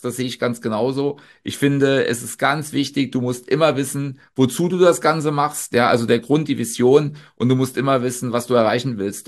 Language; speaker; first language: German; native; German